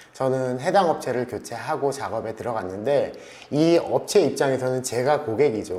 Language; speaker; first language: Korean; native; Korean